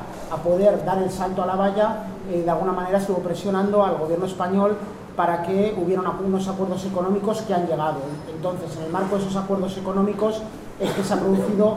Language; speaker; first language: Spanish; native; Spanish